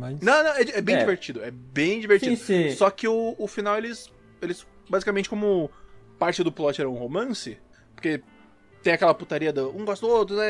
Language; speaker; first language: Portuguese; native; Portuguese